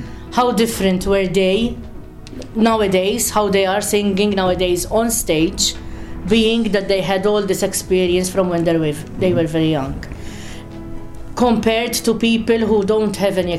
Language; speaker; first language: English; non-native, fluent; Maltese